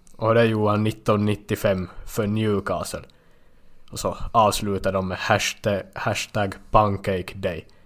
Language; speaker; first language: Swedish; native; Swedish